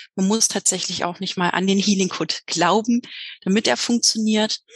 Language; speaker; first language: German; native; German